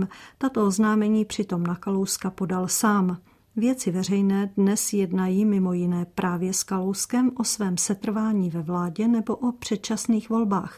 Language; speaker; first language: Czech; native; Czech